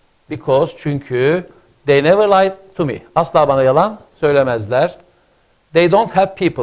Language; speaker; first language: English; non-native, fluent; Turkish